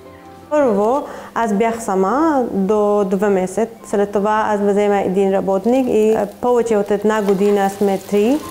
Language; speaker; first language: Bulgarian; non-native, learner; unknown